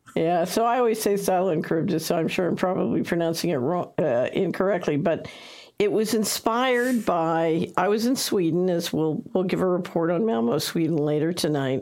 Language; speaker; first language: English; native; English